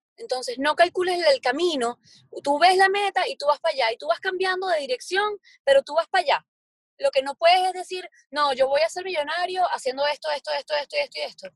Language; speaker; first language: Spanish; native; Spanish